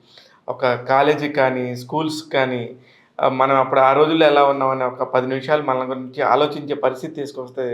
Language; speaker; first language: Telugu; native; Telugu